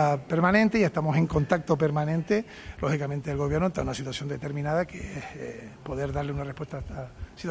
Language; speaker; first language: Spanish; native; Spanish